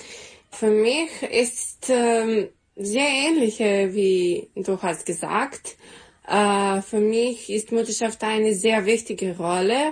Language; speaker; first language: German; non-native, learner; Serbian